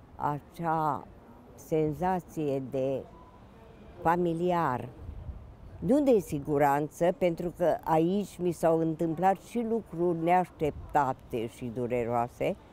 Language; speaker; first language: Romanian; native; Romanian